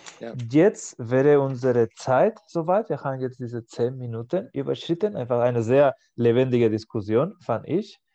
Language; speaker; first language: German; non-native, fluent; Spanish